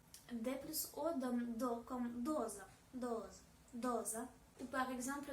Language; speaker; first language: French; non-native, fluent; Russian